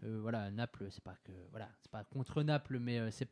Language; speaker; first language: French; native; French